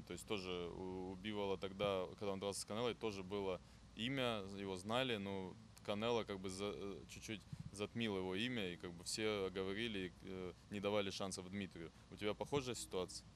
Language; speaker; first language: Russian; non-native, fluent; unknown